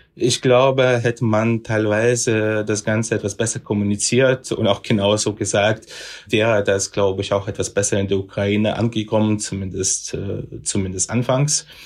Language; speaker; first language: German; non-native, fluent; Russian